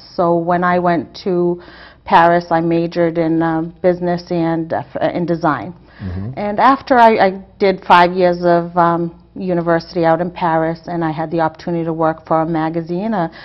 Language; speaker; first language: English; native; English